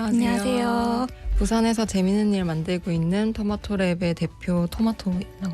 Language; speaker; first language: Korean; native; Korean